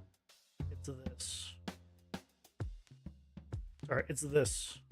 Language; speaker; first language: English; native; English